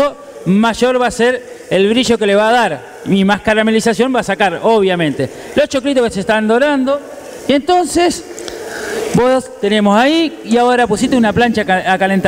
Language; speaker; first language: Spanish; native; Spanish